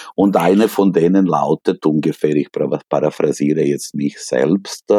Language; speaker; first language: German; non-native, fluent; Serbian